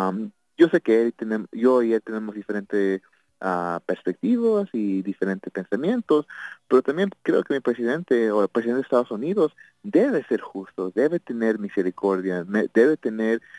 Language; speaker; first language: Spanish; early bilingual, heritage; Spanish